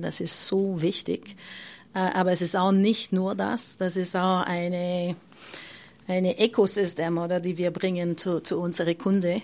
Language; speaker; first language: German; non-native, learner; French